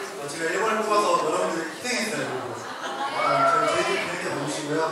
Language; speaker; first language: Korean; native; Korean